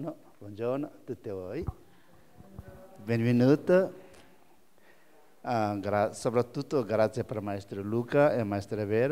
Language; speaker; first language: Italian; non-native, learner; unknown